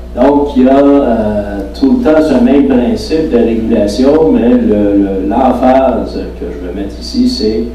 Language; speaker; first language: French; native; French